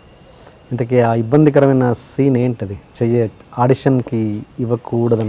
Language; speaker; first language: Telugu; native; Telugu